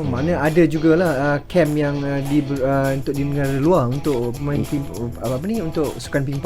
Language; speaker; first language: Malay; native; Malay